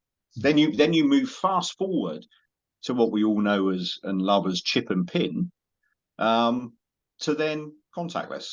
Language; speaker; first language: English; native; English